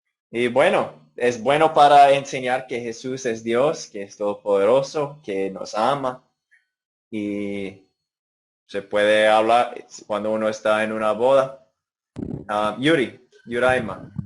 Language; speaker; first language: Spanish; non-native, fluent; English